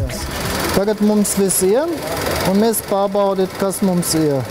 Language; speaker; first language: Latvian; non-native, learner; German